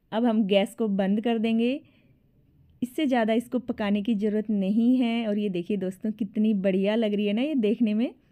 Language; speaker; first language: Hindi; native; Hindi